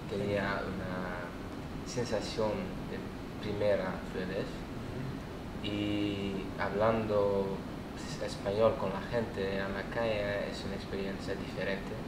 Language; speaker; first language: Spanish; non-native, learner; Dutch